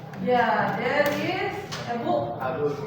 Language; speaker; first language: English; non-native, learner; Indonesian